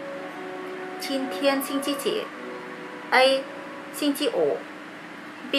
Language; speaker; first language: Chinese; non-native, learner; Vietnamese